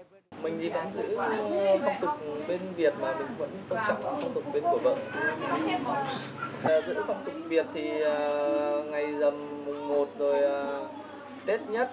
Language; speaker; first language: Vietnamese; native; Vietnamese